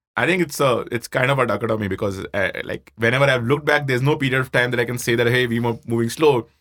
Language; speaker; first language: English; non-native, local second language; Hindi